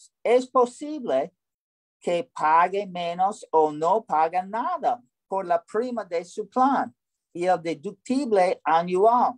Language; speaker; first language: Spanish; non-native, learner; English